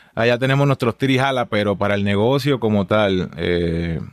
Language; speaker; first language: Spanish; native; Spanish